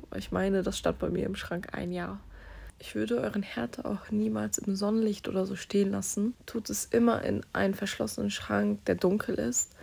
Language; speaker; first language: German; native; German